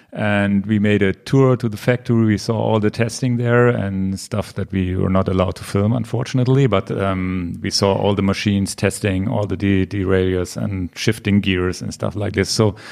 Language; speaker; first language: English; non-native, learner; German